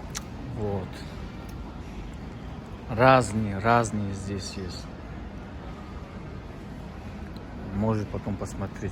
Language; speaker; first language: Russian; non-native, learner; Tajik